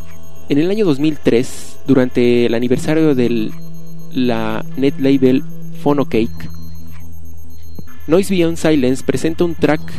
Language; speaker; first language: Spanish; native; Spanish